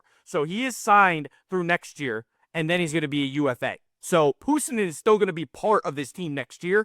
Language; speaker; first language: English; native; English